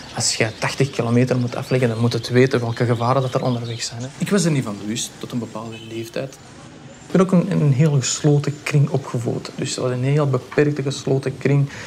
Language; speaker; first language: Dutch; early bilingual, other home language; Pashto